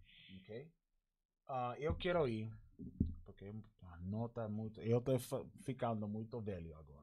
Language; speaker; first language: Portuguese; non-native, learner; Spanish